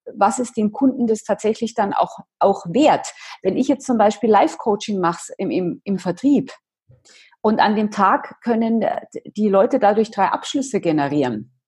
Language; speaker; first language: German; native; German